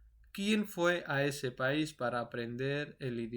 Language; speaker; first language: Spanish; non-native, fluent; Urdu